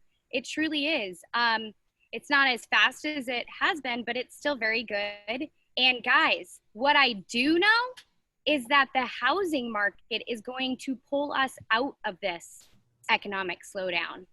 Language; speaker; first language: English; native; English